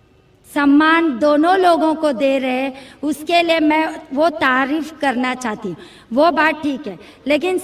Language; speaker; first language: Hindi; non-native, local second language; Marathi